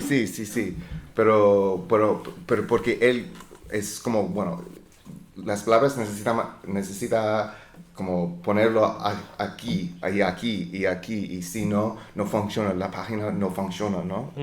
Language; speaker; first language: Spanish; non-native, learner; English